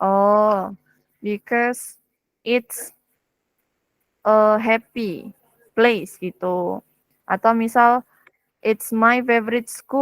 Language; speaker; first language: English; non-native, fluent; Indonesian